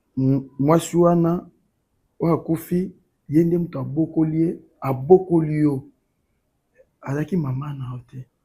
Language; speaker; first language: Lingala; non-native, local second language; Luba-Lulua